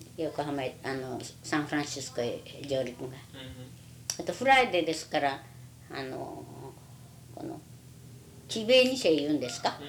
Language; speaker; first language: Japanese; native; Japanese